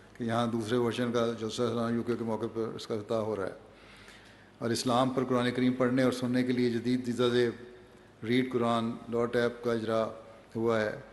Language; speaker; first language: Urdu; native; Urdu